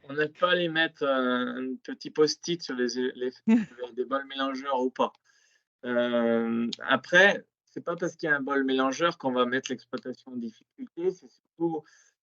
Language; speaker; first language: French; native; French